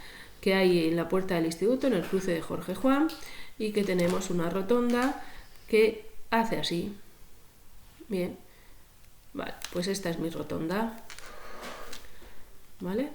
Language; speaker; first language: Spanish; native; Spanish